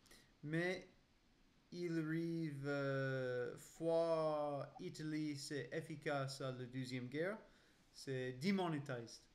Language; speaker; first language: French; non-native, learner; English